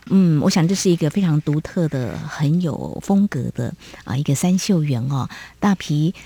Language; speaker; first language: Chinese; native; Chinese